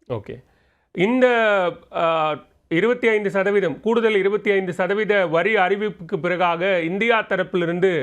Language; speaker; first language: Tamil; native; Tamil